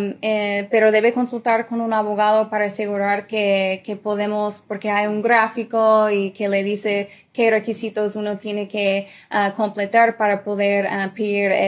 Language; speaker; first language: Spanish; early bilingual, other home language; English